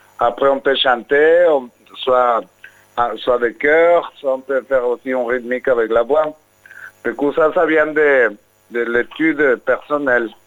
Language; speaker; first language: French; non-native, fluent; Spanish